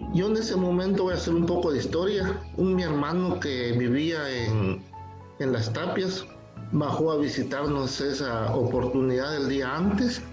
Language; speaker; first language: Spanish; native; Spanish